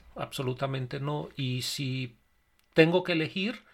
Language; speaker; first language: Spanish; native; Spanish